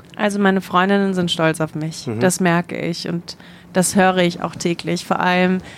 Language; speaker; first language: German; native; German